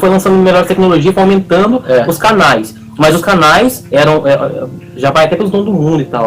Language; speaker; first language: Portuguese; native; Portuguese